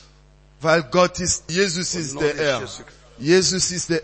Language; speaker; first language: German; non-native, learner; French